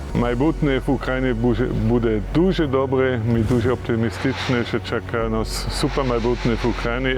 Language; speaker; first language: Ukrainian; non-native, learner; German